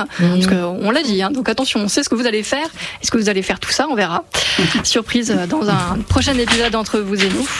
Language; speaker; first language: French; native; French